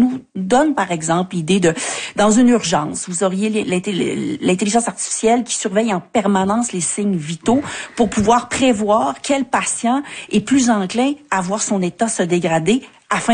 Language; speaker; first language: French; native; French